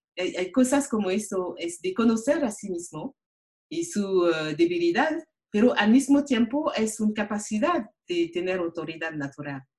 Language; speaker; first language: Spanish; non-native, learner; French